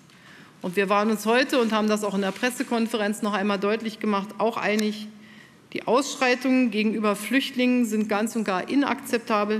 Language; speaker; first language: German; native; German